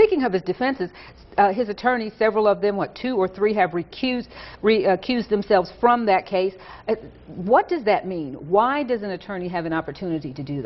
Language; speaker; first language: English; native; English